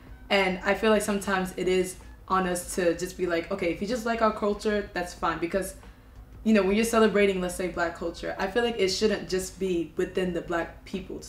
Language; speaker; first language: English; early bilingual, other home language; Japanese